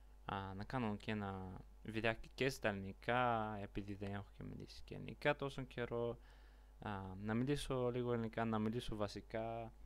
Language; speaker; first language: Greek; non-native, learner; Bulgarian